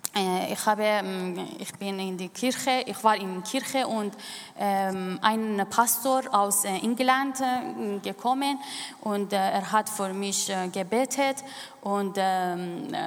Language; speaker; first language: German; non-native, fluent; Persian